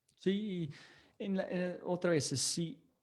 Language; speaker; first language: Spanish; non-native, fluent; English